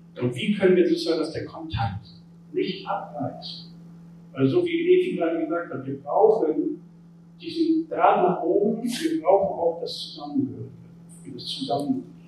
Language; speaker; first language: German; native; German